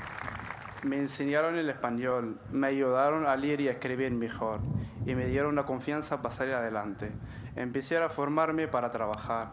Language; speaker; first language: Spanish; non-native, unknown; Arabic